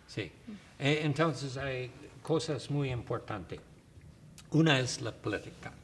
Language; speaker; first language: Spanish; non-native, learner; English